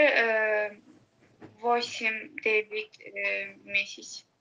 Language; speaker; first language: Russian; non-native, learner; Azerbaijani